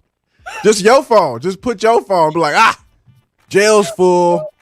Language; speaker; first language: English; native; English